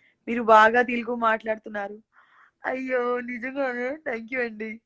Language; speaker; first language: Telugu; non-native, local second language; Gujarati